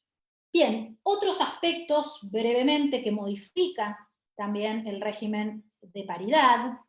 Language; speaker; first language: Spanish; native; Spanish